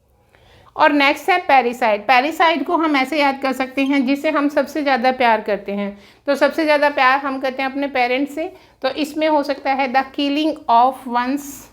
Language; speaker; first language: Hindi; native; Hindi